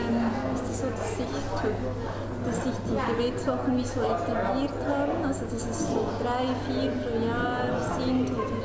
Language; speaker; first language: German; native; German